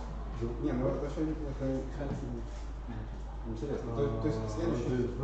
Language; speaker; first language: Russian; native; Russian